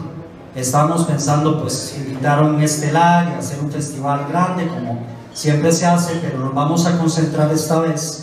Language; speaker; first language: Spanish; native; Spanish